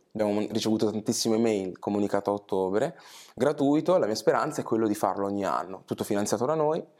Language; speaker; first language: Italian; early bilingual, other home language; Portuguese